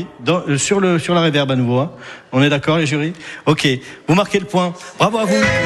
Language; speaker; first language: French; native; French